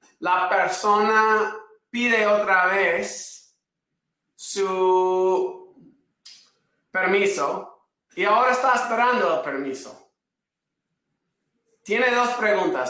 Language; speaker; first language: Spanish; non-native, fluent; English